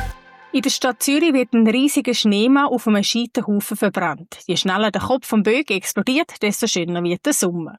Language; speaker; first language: German; native; German